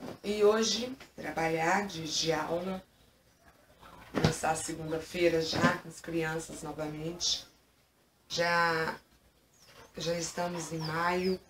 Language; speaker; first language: Portuguese; native; Portuguese